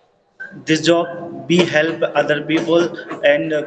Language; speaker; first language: English; non-native, learner; Hindi